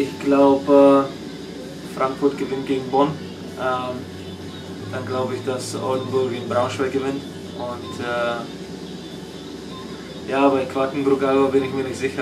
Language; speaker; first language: German; non-native, fluent; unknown